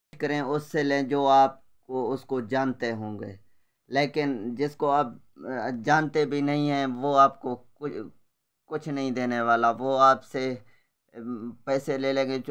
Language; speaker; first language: Urdu; non-native, local second language; Saraiki